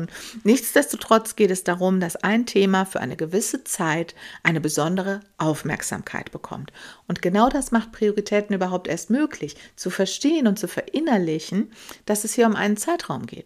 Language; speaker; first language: German; native; German